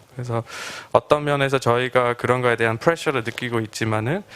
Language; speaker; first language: Korean; non-native, fluent; English